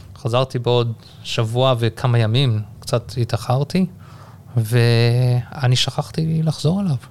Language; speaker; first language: Hebrew; early bilingual, heritage; Hebrew